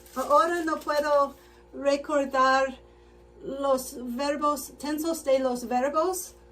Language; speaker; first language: Spanish; non-native, learner; English